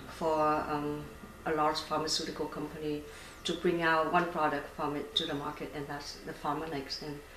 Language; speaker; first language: English; non-native, fluent; Vietnamese